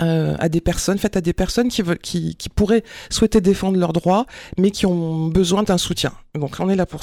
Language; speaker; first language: French; native; French